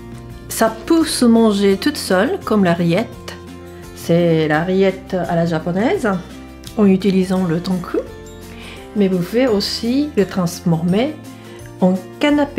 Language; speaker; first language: French; non-native, fluent; Japanese